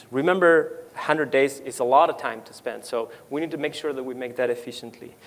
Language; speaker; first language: English; non-native, fluent; Spanish